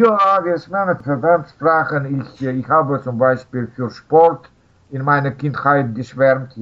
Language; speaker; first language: German; non-native, fluent; Russian